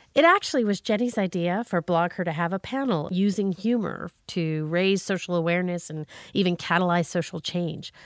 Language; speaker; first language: English; native; English